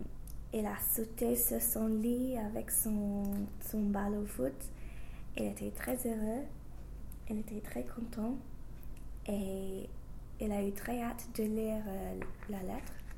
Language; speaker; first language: French; non-native, learner; English